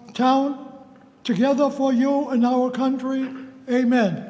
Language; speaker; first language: English; native; English